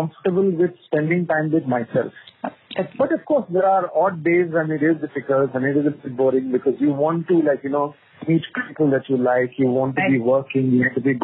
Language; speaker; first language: English; non-native, local second language; Kodava